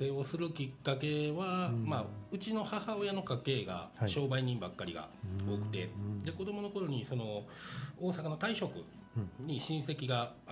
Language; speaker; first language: Japanese; native; Japanese